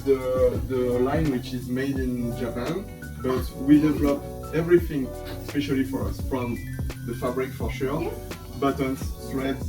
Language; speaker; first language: English; non-native, fluent; French